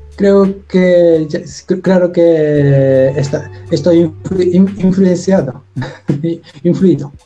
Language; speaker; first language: Spanish; non-native, learner; Japanese